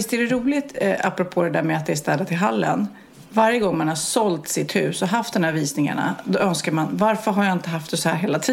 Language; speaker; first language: Swedish; native; Swedish